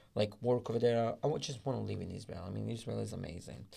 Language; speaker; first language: English; non-native, learner; Hebrew